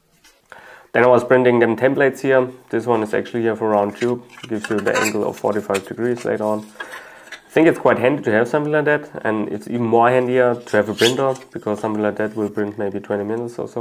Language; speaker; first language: English; non-native, fluent; German